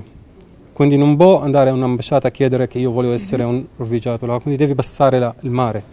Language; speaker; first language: Italian; non-native, learner; Arabic